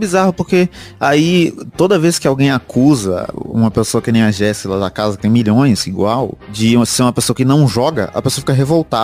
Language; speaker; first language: Portuguese; native; Portuguese